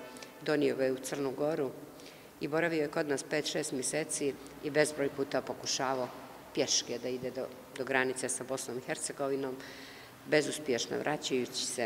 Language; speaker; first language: Serbian; native; Serbian